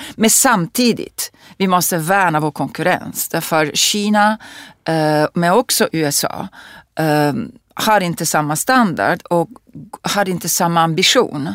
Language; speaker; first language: Swedish; non-native, fluent; Italian